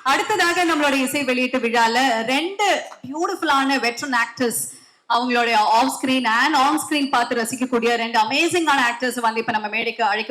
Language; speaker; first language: Tamil; native; Tamil